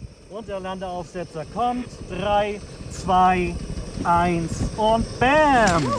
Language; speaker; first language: German; native; German